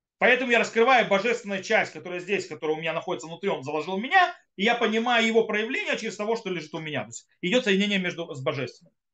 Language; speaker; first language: Russian; early bilingual, heritage; Russian